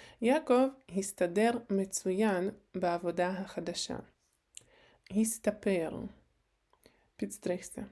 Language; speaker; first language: Hebrew; non-native, fluent; Ukrainian